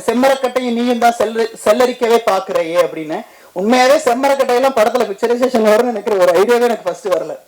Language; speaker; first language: Tamil; native; Tamil